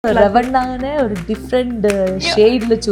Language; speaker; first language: Telugu; non-native, learner; Malayalam